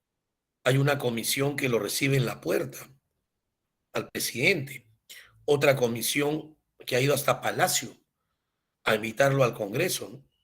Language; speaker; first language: Spanish; native; Spanish